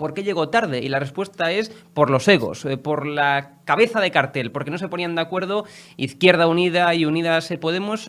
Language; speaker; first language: Spanish; native; Spanish